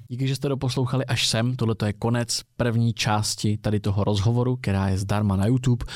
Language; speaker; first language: Czech; native; Czech